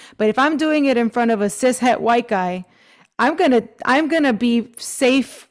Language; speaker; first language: English; early bilingual, other home language; Spanish